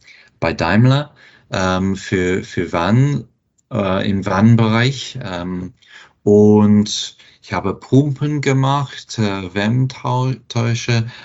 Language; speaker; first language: German; non-native, fluent; English